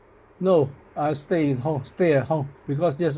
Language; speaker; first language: English; non-native, local second language; Cantonese